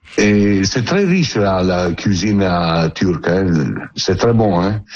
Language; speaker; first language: French; non-native, learner; Italian